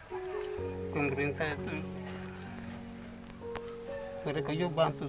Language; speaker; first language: Indonesian; non-native, local second language; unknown